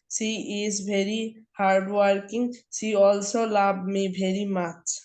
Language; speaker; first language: English; non-native, learner; Bangla